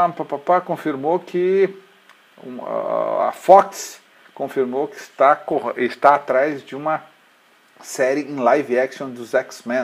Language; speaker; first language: Portuguese; native; Portuguese